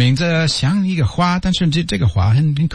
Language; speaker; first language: Chinese; non-native, learner; English